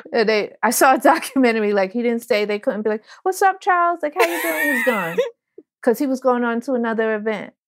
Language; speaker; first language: English; native; English